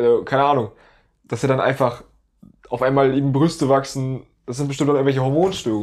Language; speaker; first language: German; native; German